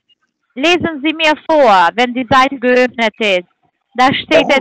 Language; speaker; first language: German; non-native, fluent; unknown